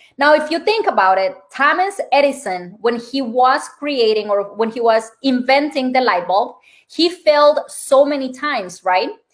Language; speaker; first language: English; non-native, fluent; Spanish